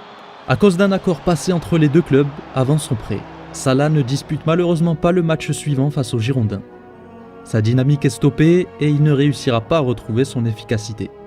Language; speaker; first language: French; native; French